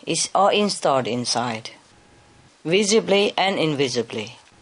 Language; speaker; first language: English; non-native, fluent; Vietnamese